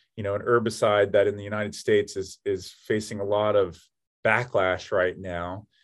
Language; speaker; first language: English; native; English